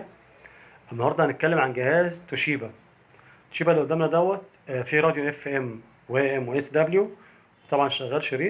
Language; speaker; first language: Arabic; native; Arabic